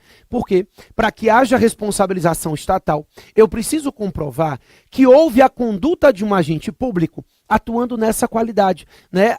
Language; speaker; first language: Portuguese; native; Portuguese